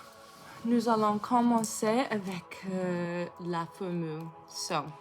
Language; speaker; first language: French; non-native, learner; English